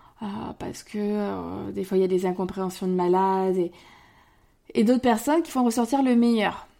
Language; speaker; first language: French; native; French